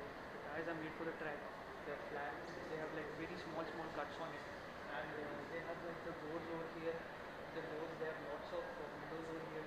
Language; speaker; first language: English; non-native, fluent; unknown